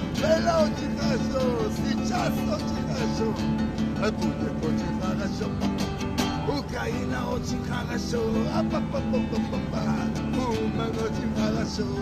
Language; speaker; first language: Russian; non-native, learner; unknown